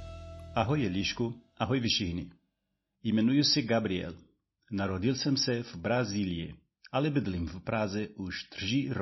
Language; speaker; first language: Czech; non-native, learner; Portuguese